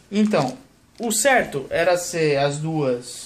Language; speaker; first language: Portuguese; native; Portuguese